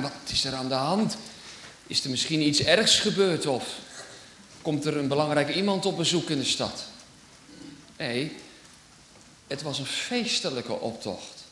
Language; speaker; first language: Dutch; native; Dutch